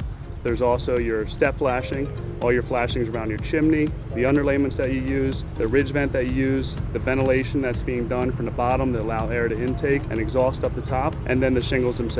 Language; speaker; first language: English; native; English